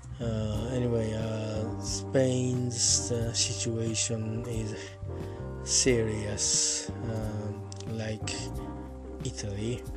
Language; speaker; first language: English; non-native, learner; Japanese